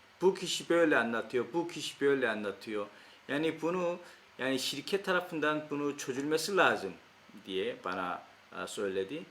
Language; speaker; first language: Turkish; non-native, fluent; Korean